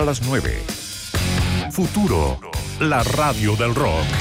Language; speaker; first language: Spanish; native; Spanish